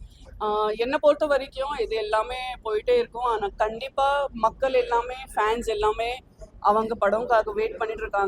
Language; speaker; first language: Tamil; non-native, fluent; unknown